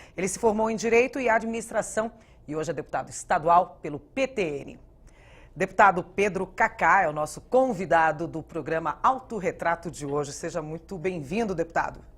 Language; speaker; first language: Portuguese; native; Portuguese